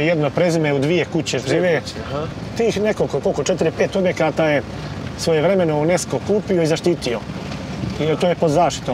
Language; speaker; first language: Croatian; native; Croatian